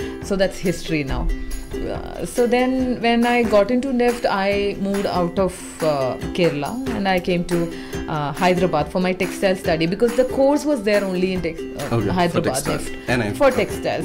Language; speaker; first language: English; non-native, local second language; Malayalam